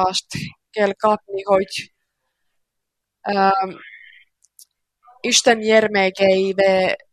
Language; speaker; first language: Hungarian; non-native, learner; Finnish